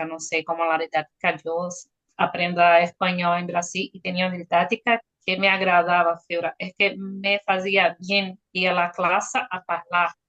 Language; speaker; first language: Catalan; non-native, learner; Portuguese